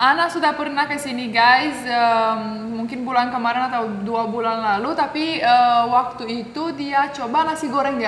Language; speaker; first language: Indonesian; non-native, fluent; Romanian